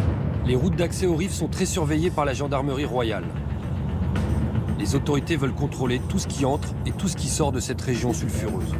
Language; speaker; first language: French; native; French